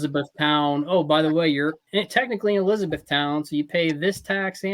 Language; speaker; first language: English; native; English